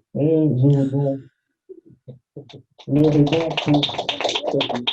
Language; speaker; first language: French; non-native, fluent; Russian